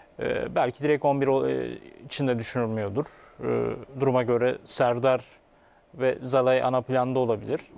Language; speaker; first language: Turkish; native; Turkish